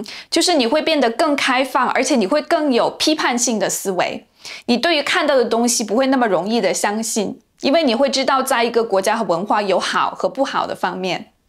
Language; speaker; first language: Chinese; native; Chinese